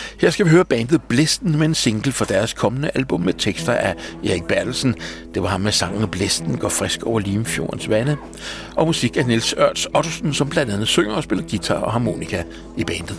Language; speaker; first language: Danish; native; Danish